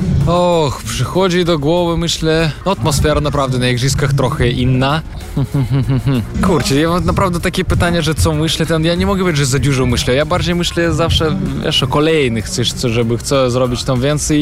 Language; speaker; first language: Polish; non-native, learner; Russian